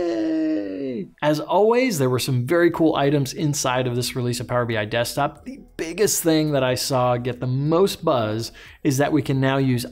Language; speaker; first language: English; native; English